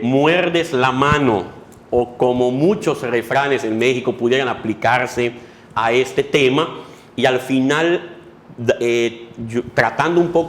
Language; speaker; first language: Spanish; native; Spanish